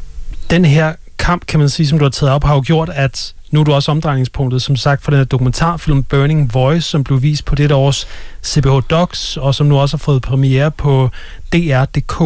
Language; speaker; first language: Danish; native; Danish